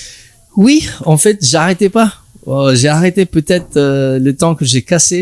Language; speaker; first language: French; non-native, learner; English